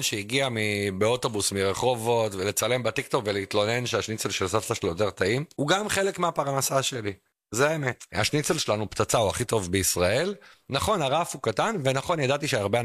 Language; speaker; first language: Hebrew; native; Hebrew